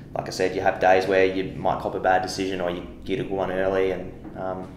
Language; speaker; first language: English; native; English